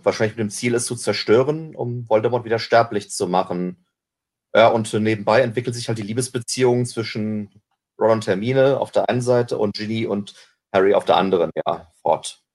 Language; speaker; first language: German; native; German